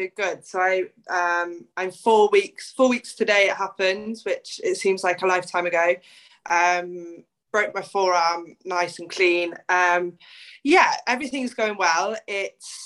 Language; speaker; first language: English; native; English